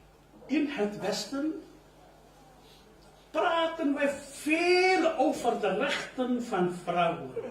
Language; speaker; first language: Dutch; non-native, learner; Urdu